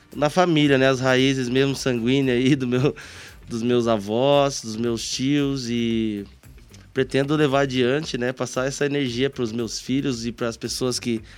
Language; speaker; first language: Portuguese; native; Portuguese